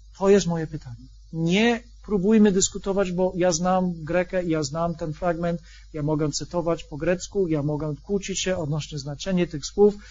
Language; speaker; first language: Polish; non-native, fluent; English